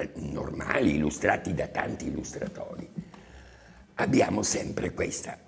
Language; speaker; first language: Italian; native; Italian